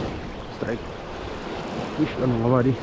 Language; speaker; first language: Filipino; native; Filipino